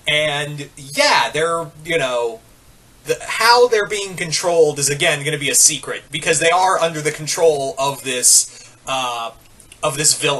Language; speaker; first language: English; native; English